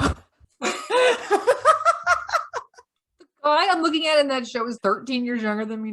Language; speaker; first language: English; native; English